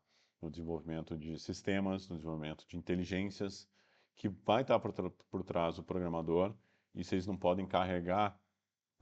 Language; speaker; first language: Portuguese; native; Portuguese